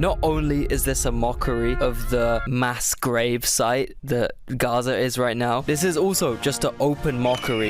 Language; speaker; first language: English; native; English